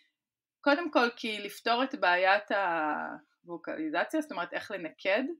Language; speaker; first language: Hebrew; native; Hebrew